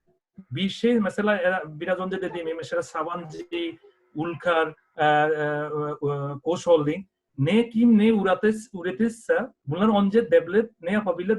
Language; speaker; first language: Turkish; non-native, fluent; Bangla